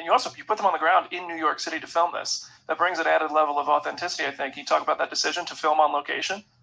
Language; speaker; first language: English; native; English